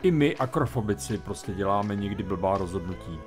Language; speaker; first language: Czech; native; Czech